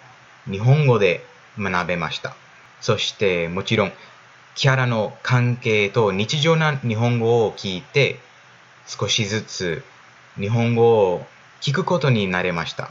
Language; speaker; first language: Japanese; non-native, fluent; English